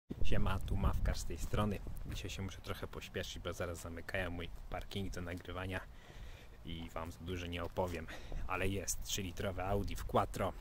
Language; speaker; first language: Polish; native; Polish